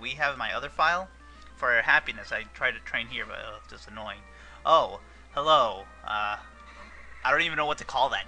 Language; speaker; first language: English; native; English